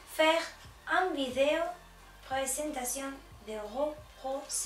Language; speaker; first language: French; non-native, learner; English